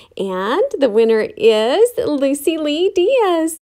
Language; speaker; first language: English; native; English